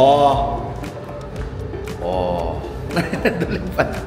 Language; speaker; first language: Filipino; native; Filipino